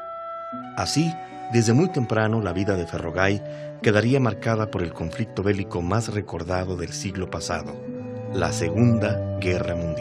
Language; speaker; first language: Spanish; native; Spanish